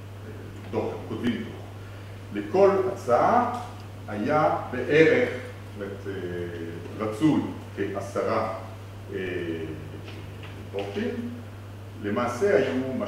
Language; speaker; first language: Hebrew; non-native, fluent; French